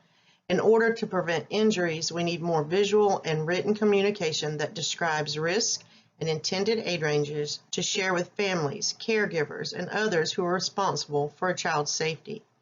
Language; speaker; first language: English; native; English